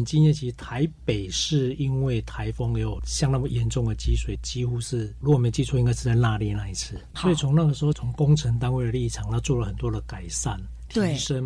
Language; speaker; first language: Chinese; native; Chinese